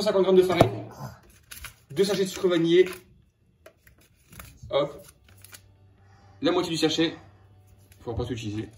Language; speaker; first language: French; native; French